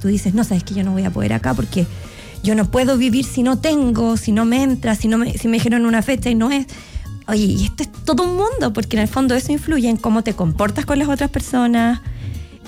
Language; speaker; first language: Spanish; native; Spanish